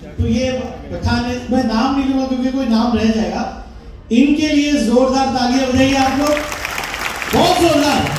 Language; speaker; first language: Hindi; native; Hindi